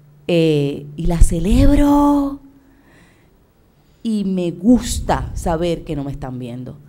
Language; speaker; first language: Spanish; native; Spanish